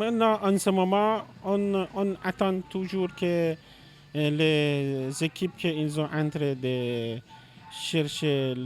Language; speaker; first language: French; non-native, learner; Persian